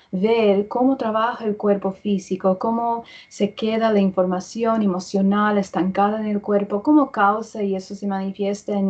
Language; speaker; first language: Spanish; early bilingual, heritage; English